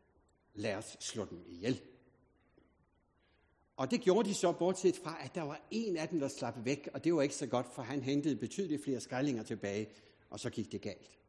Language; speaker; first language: Danish; native; Danish